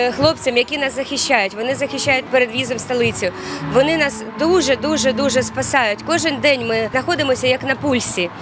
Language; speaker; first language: Ukrainian; non-native, local second language; Russian